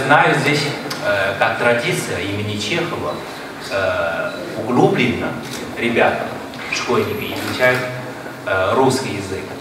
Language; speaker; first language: Russian; non-native, fluent; Chinese